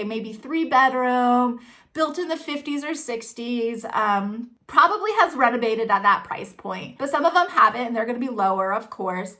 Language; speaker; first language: English; native; English